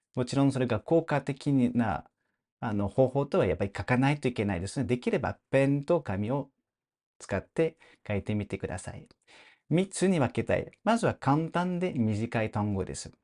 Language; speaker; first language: Japanese; non-native, fluent; French